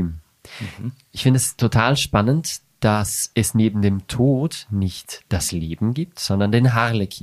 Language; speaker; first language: German; native; German